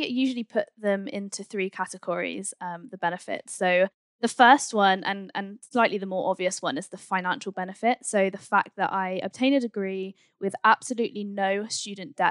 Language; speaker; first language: English; native; English